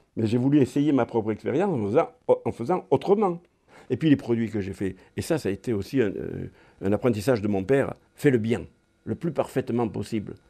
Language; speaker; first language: French; native; French